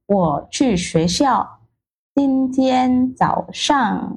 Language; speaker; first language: Chinese; non-native, fluent; Indonesian